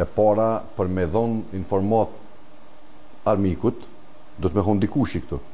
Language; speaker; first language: Albanian; native; Albanian